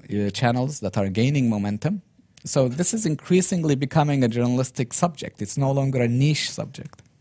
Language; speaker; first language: English; non-native, fluent; Arabic